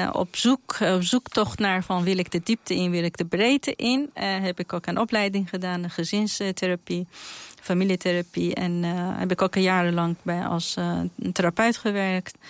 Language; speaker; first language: Dutch; non-native, fluent; Persian